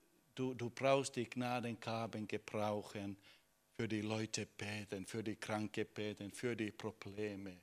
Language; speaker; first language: German; non-native, fluent; Finnish